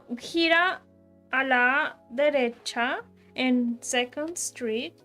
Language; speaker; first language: Spanish; early bilingual, heritage; Spanish